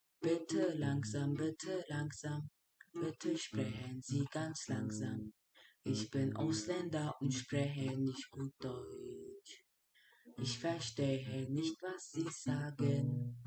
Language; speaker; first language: German; early bilingual, other home language; Turkish